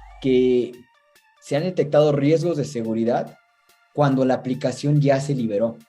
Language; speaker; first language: Spanish; native; Spanish